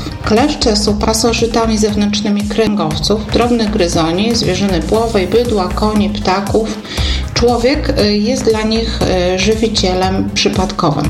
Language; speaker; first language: Polish; native; Polish